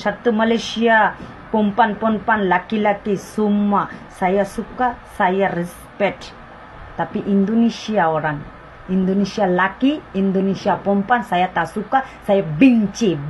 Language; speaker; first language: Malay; non-native, learner; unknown